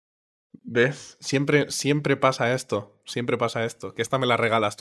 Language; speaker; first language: Spanish; native; Spanish